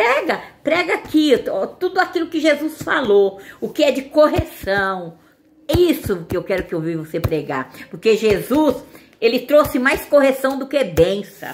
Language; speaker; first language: Portuguese; native; Portuguese